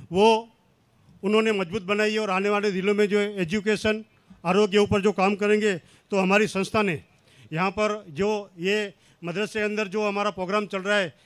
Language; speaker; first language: Hindi; non-native, local second language; Kachhi